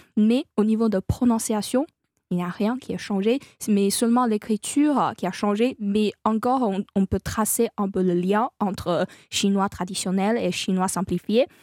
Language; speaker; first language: French; non-native, fluent; Chinese